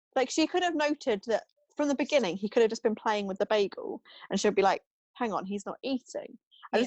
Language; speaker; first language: English; non-native, fluent; German